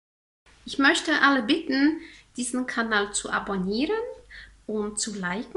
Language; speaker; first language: German; non-native, fluent; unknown